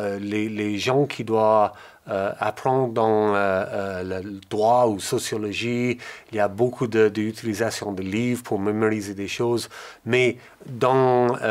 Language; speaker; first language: French; non-native, fluent; English